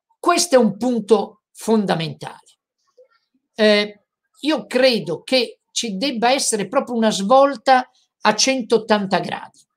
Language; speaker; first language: Italian; native; Italian